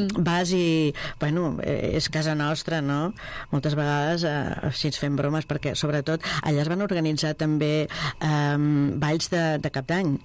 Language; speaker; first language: Catalan; non-native, local second language; Spanish